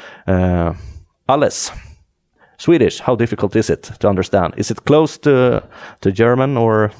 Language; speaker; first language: English; non-native, fluent; Swedish